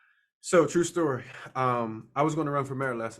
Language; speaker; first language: English; native; English